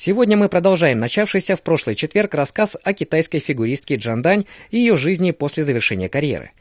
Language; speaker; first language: Russian; native; Russian